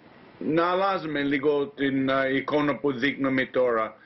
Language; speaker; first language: Greek; non-native, fluent; English